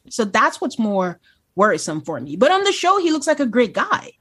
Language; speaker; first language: English; non-native, local second language; Yoruba